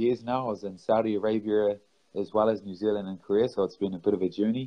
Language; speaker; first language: English; native; English